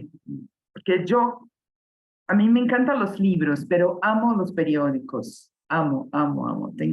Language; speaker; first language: Spanish; non-native, fluent; Portuguese